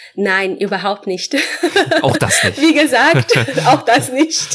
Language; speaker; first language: German; non-native, fluent; Portuguese